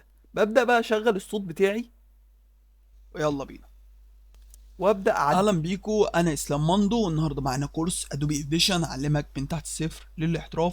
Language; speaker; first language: Arabic; native; Arabic